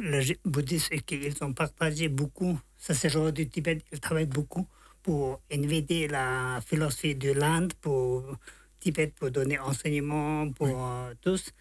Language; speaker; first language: French; non-native, learner; Tibetan